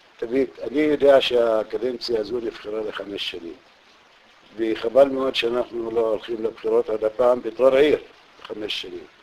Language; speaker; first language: Hebrew; non-native, local second language; Arabic